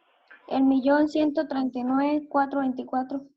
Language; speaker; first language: Spanish; native; Spanish